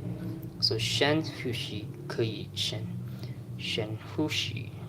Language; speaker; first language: Chinese; non-native, learner; Indonesian